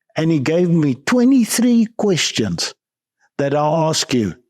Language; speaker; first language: English; non-native, local second language; Afrikaans